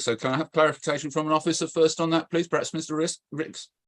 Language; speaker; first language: English; native; English